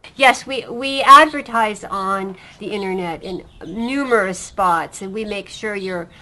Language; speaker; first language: English; native; English